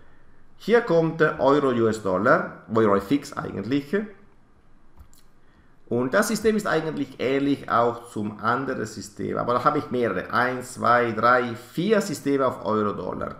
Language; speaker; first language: German; non-native, fluent; Italian